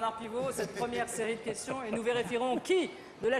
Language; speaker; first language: French; native; French